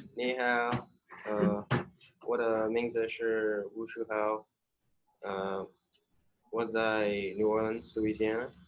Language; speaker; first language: Chinese; non-native, learner; English